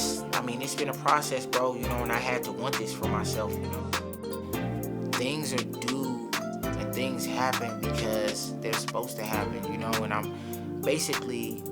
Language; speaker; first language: English; early bilingual, other home language; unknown